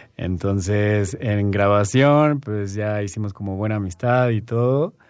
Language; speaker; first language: Spanish; native; Spanish